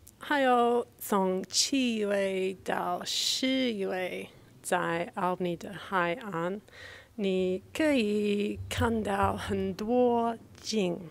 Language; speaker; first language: Chinese; non-native, learner; English